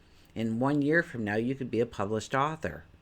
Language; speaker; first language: English; native; English